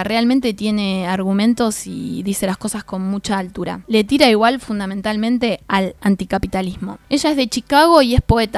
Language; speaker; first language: Spanish; native; Spanish